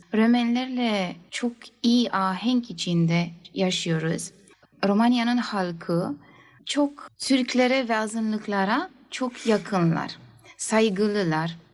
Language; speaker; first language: Turkish; early bilingual, heritage; Turkish